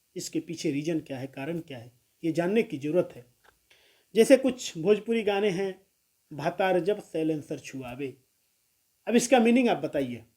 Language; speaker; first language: Hindi; non-native, local second language; Bhojpuri